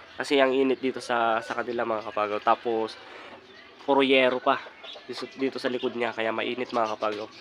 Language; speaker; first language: Filipino; native; Filipino